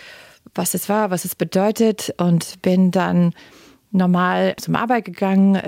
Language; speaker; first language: German; non-native, fluent; English